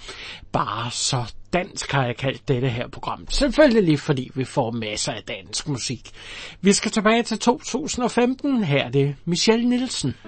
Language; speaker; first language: Danish; native; Danish